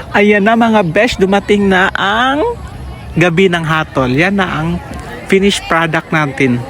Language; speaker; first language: Filipino; non-native, local second language; Cebuano